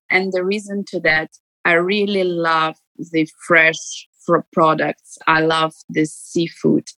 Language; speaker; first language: English; non-native, fluent; Ukrainian